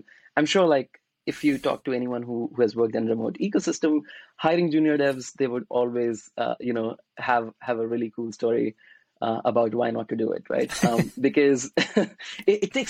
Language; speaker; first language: English; non-native, local second language; Hindi